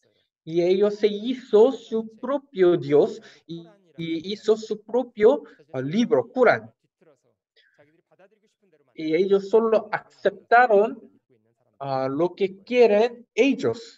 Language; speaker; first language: Spanish; non-native, fluent; Korean